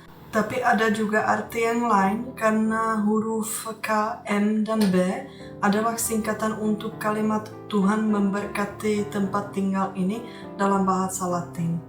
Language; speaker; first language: Indonesian; non-native, fluent; Czech